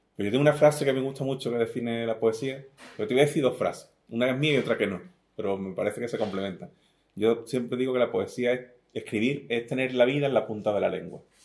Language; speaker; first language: Spanish; native; Spanish